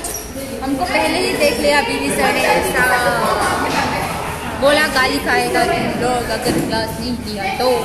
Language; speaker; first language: Hindi; non-native, local second language; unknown